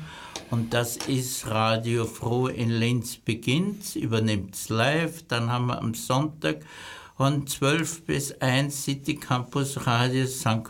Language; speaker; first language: German; native; German